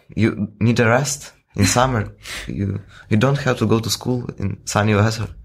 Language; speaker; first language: English; non-native, fluent; Ukrainian